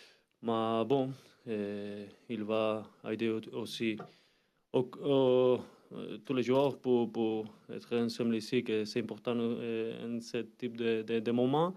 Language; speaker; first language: French; non-native, learner; Spanish